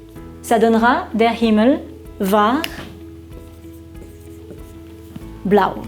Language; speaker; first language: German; non-native, fluent; French